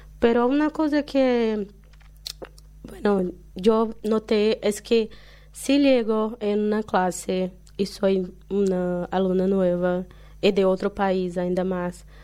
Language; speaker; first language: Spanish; non-native, learner; Portuguese